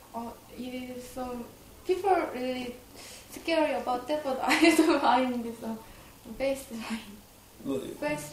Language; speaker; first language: English; non-native, learner; Korean